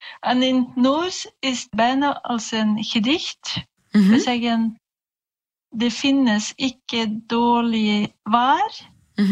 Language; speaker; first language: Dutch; non-native, fluent; Norwegian